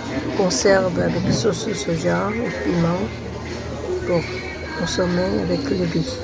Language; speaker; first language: French; non-native, fluent; Korean